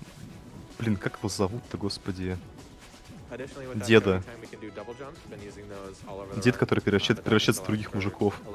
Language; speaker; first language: Russian; native; Russian